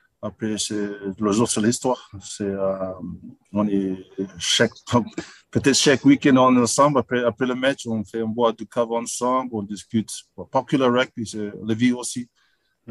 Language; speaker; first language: French; non-native, learner; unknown